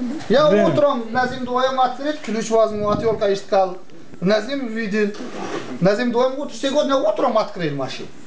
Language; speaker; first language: Russian; non-native, learner; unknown